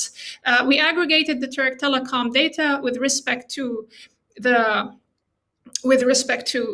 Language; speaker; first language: English; non-native, fluent; Arabic